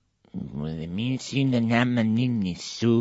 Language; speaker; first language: Chinese; non-native, learner; Spanish